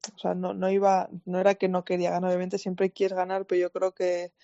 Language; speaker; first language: Spanish; native; Spanish